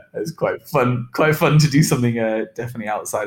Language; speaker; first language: English; native; English